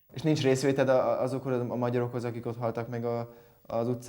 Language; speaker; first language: Hungarian; native; Hungarian